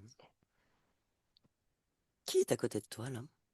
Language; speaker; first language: French; native; French